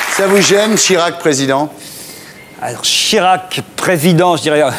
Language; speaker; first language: French; native; French